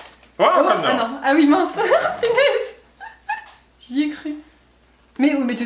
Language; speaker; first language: French; native; French